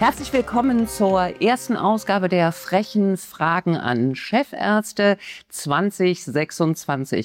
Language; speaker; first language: German; native; German